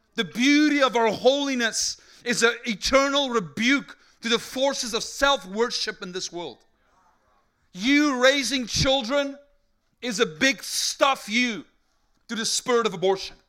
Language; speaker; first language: English; non-native, local second language; Afrikaans